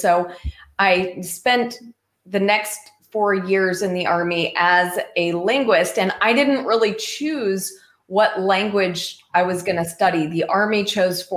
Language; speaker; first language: English; native; English